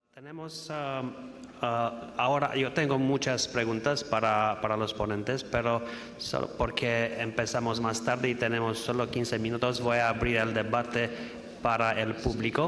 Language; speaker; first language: Spanish; non-native, fluent; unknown